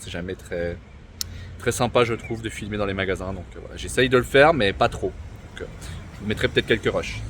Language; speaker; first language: French; native; French